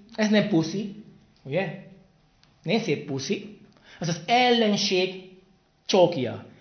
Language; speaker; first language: Hungarian; non-native, learner; Spanish